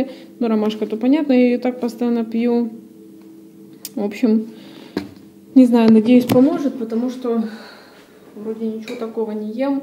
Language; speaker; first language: Russian; native; Russian